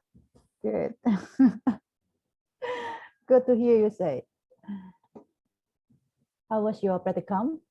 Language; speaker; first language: English; non-native, fluent; Khmer